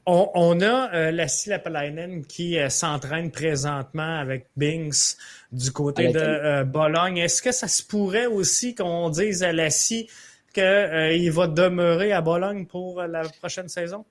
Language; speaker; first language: French; native; French